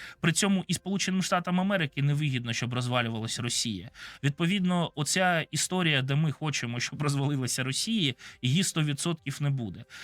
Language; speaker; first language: Ukrainian; non-native, local second language; Russian